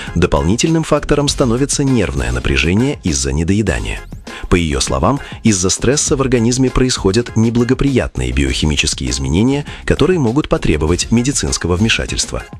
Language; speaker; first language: Russian; native; Russian